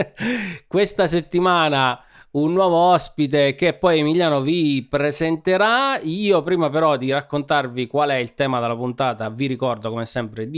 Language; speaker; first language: Italian; native; Italian